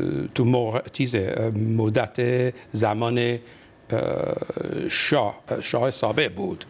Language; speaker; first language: Persian; non-native, fluent; English